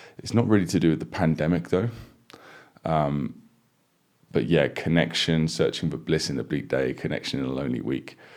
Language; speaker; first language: English; native; English